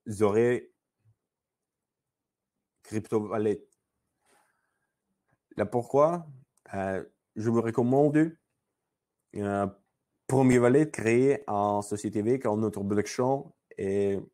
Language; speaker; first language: French; non-native, learner; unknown